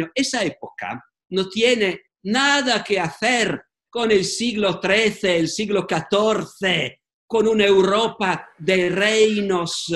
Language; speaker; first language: Spanish; non-native, fluent; Italian